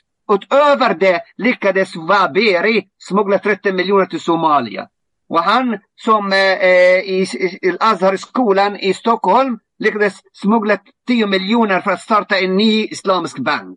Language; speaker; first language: Swedish; non-native, fluent; Arabic